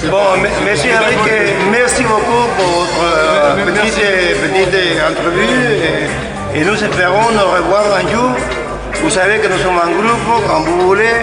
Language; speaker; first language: French; non-native, fluent; Spanish